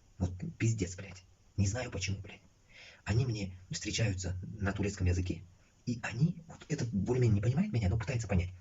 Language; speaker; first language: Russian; non-native, local second language; Uzbek